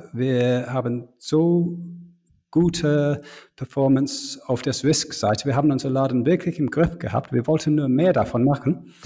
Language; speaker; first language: German; non-native, fluent; English